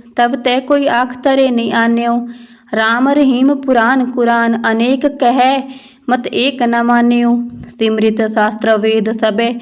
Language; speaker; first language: Hindi; non-native, local second language; Punjabi